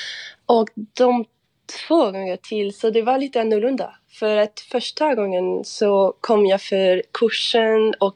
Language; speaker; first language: Swedish; non-native, fluent; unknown